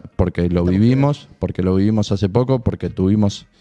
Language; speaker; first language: Spanish; native; Spanish